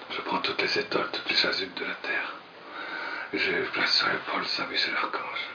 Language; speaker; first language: French; native; French